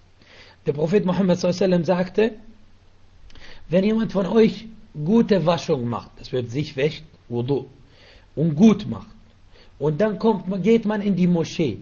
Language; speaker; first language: German; non-native, fluent; Arabic